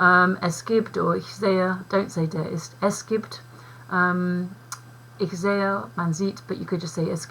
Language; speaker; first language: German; non-native, fluent; English